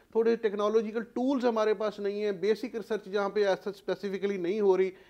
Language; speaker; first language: Urdu; non-native, local second language; Punjabi